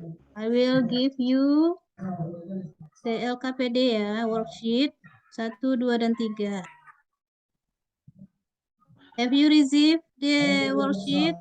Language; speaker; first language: English; non-native, fluent; Indonesian